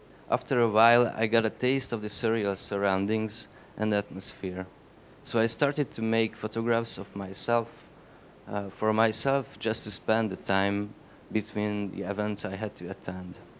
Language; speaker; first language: English; non-native, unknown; Hungarian